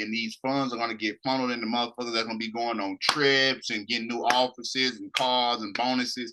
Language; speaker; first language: English; native; English